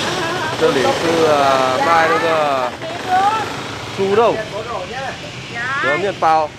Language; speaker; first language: Chinese; non-native, learner; Vietnamese